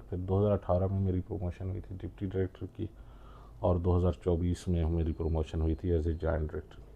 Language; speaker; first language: Urdu; non-native, local second language; Baluchi